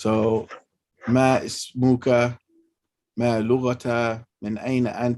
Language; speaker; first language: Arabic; non-native, fluent; English